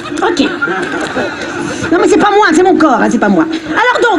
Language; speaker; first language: French; native; French